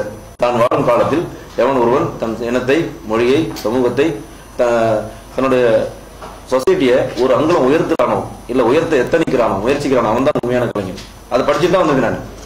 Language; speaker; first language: Tamil; native; Tamil